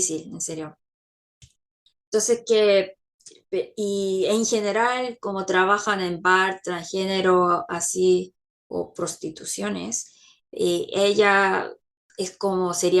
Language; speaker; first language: Spanish; non-native, fluent; Korean